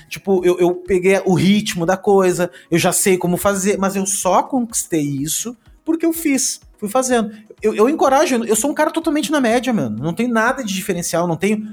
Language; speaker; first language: Portuguese; native; Portuguese